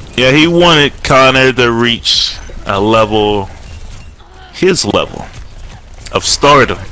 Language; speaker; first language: English; native; English